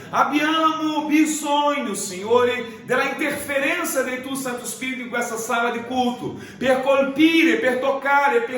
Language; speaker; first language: Italian; non-native, fluent; Portuguese